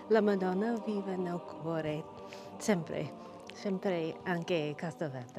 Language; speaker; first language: Italian; non-native, learner; English